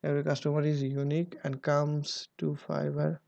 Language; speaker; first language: English; non-native, local second language; Bangla